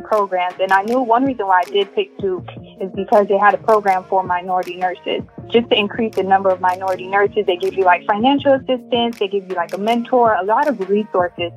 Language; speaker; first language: English; native; English